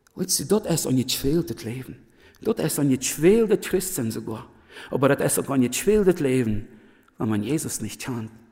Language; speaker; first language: German; early bilingual, other home language; Plautdietsch